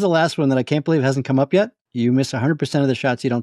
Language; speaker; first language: English; native; English